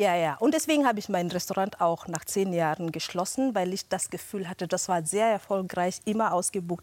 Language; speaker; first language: German; non-native, fluent; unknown